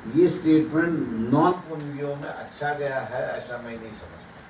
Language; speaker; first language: Hindi; non-native, local second language; Marathi